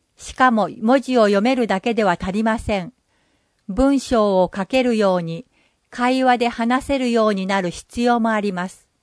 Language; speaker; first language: Japanese; non-native, fluent; English